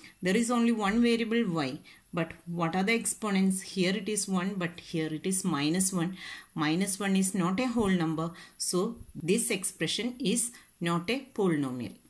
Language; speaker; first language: English; non-native, local second language; Malayalam